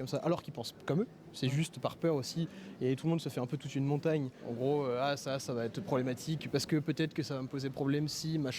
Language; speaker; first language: French; native; French